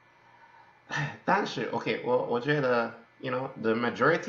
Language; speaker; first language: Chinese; non-native, learner; English